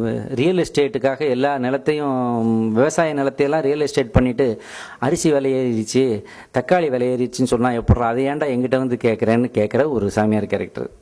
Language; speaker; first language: Tamil; native; Tamil